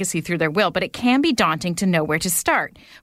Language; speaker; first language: English; native; English